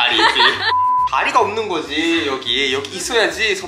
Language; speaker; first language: Korean; non-native, fluent; Japanese